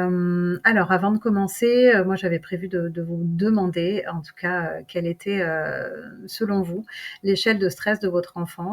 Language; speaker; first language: French; native; French